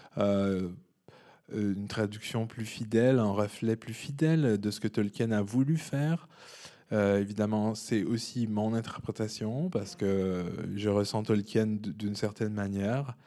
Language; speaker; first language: French; native; French